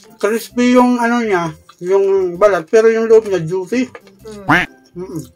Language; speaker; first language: Filipino; non-native, local second language; Waray